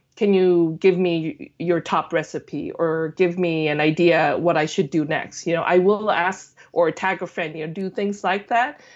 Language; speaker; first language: English; non-native, fluent; Korean